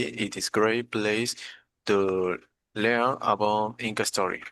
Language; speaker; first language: English; non-native, learner; Spanish